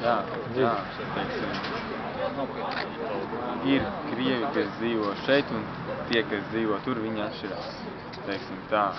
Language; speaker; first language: Latvian; non-native, local second language; Russian